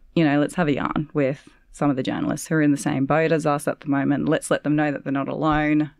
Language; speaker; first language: English; native; English